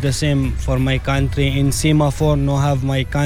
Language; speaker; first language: English; non-native, learner; Arabic